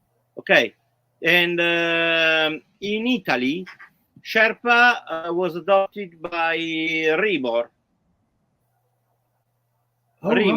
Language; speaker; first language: English; non-native, learner; Italian